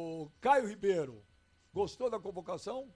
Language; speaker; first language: Portuguese; native; Portuguese